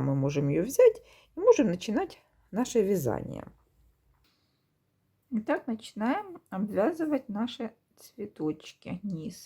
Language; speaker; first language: Russian; native; Russian